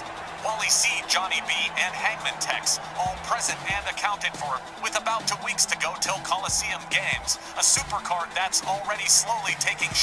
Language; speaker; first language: English; native; English